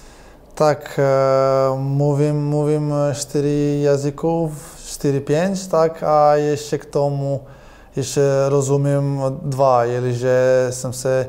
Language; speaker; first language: Polish; non-native, learner; Croatian